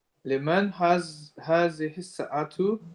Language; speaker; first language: Arabic; non-native, learner; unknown